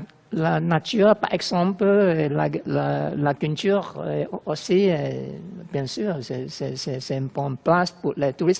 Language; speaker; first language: French; non-native, learner; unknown